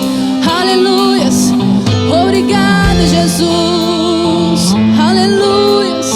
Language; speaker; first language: Portuguese; native; Portuguese